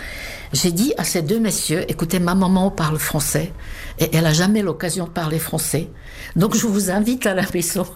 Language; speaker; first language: French; non-native, fluent; Czech